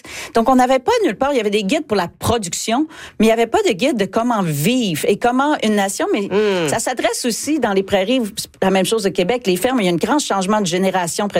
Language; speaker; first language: French; native; French